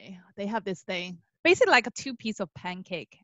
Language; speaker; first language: English; non-native, fluent; Chinese